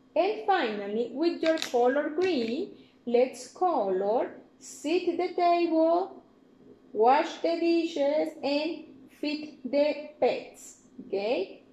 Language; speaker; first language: English; non-native, fluent; Spanish